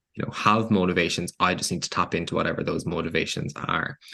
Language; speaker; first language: English; native; English